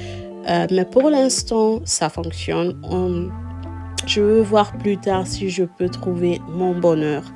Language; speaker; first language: French; non-native, local second language; Lingala